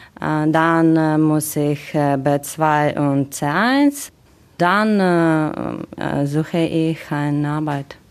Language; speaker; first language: German; non-native, learner; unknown